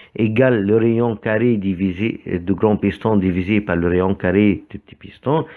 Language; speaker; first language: French; non-native, fluent; Arabic